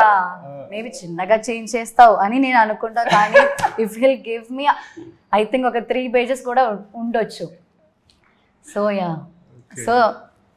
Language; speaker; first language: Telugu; non-native, learner; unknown